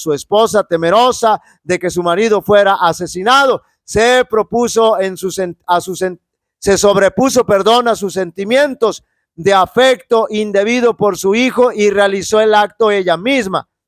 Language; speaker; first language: Spanish; native; Spanish